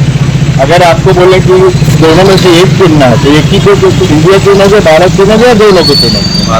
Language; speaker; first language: Hindi; native; Hindi